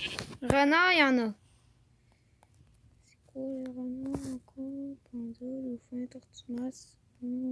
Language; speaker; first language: French; native; French